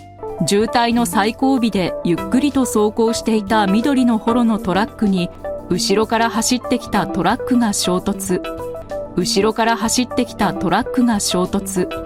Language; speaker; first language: Japanese; native; Japanese